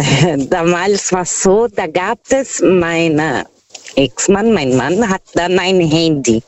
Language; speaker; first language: German; non-native, fluent; Portuguese